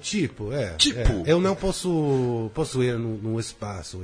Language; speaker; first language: Portuguese; non-native, fluent; English